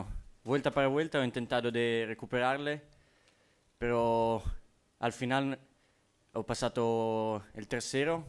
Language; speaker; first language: Spanish; non-native, learner; Italian